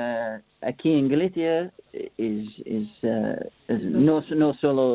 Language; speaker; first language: Spanish; non-native, learner; English